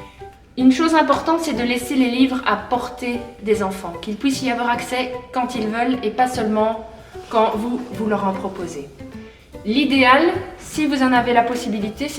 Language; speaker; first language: French; native; French